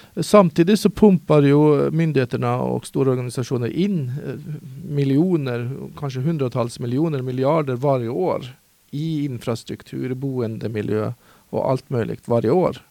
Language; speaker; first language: Swedish; native; Swedish